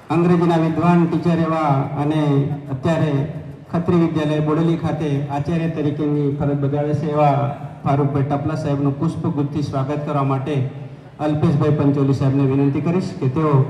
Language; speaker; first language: Gujarati; native; Gujarati